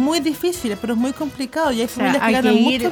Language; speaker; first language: Spanish; native; Spanish